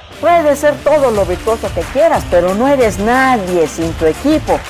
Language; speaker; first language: Spanish; native; Spanish